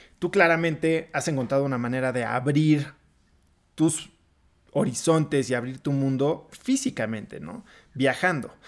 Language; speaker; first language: Spanish; native; Spanish